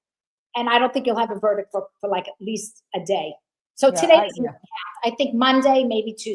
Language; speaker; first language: English; native; English